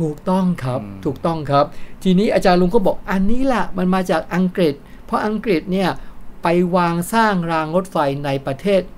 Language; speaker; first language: Thai; native; Thai